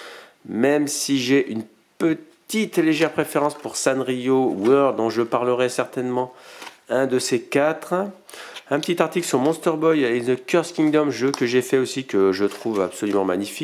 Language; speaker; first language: French; native; French